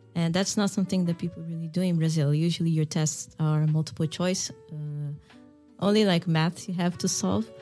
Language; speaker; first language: English; non-native, fluent; Portuguese